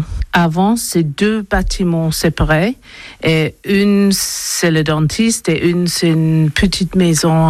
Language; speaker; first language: French; non-native, local second language; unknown